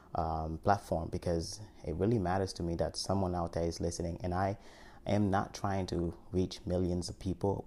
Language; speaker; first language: English; early bilingual, other home language; Haitian Creole